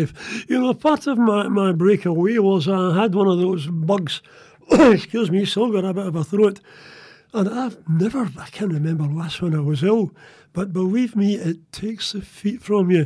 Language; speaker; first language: English; native; English